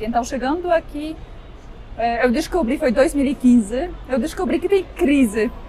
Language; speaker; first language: Portuguese; non-native, fluent; Polish